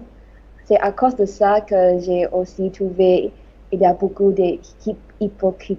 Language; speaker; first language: French; non-native, learner; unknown